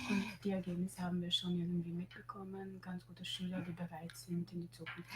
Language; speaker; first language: German; non-native, fluent; Albanian